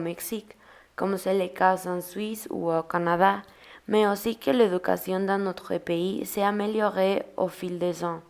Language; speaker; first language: French; non-native, learner; Spanish